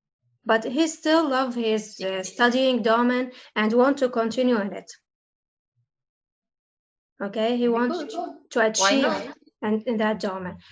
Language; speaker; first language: English; non-native, learner; Arabic